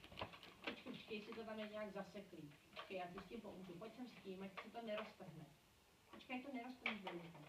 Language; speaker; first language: Czech; native; Czech